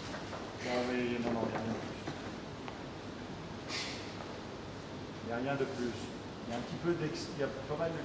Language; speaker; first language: French; native; French